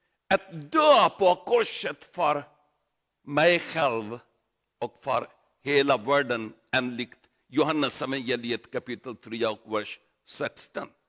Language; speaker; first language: Swedish; non-native, learner; Urdu